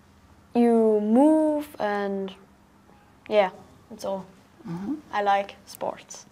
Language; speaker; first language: English; non-native, learner; German